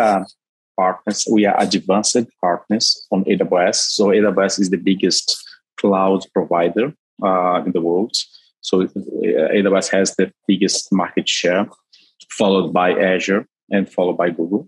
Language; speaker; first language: English; non-native, fluent; Portuguese